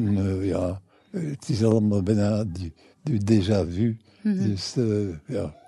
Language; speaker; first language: Dutch; non-native, fluent; English